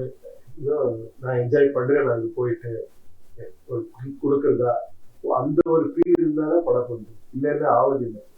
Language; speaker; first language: Tamil; non-native, learner; Kannada